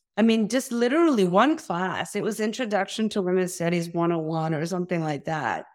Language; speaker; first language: English; early bilingual, other home language; Korean